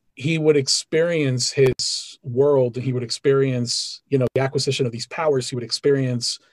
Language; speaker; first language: English; early bilingual, other home language; Spanish